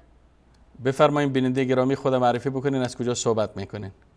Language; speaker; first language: Persian; native; Persian